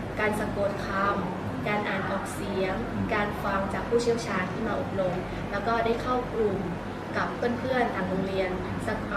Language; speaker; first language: Thai; native; Thai